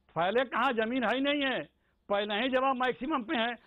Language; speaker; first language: Hindi; native; Hindi